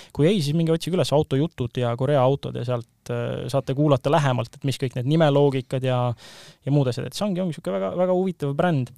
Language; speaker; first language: Estonian; native; Estonian